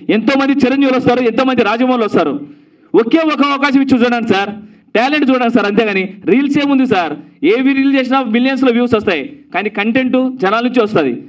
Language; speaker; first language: Telugu; native; Telugu